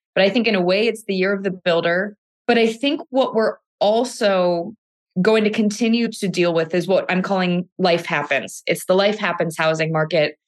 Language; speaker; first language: English; native; English